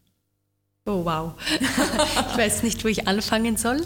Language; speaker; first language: German; native; German